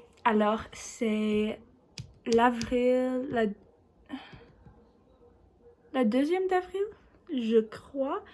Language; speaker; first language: French; non-native, learner; English